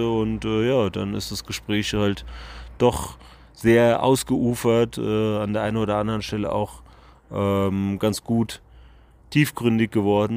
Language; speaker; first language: German; native; German